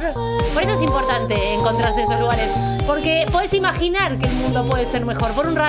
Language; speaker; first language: Spanish; native; Spanish